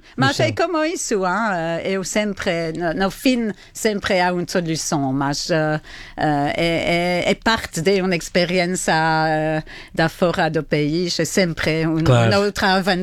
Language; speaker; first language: Portuguese; non-native, learner; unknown